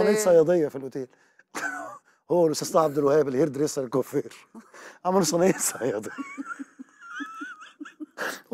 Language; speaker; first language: Arabic; native; Arabic